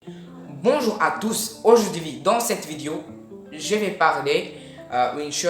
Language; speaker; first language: French; non-native, learner; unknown